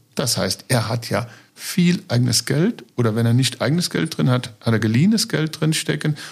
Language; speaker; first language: German; native; German